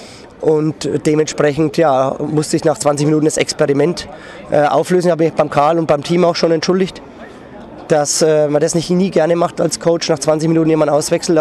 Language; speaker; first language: German; native; German